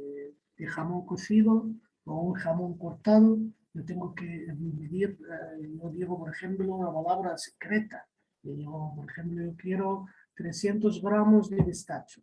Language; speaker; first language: Spanish; non-native, fluent; Arabic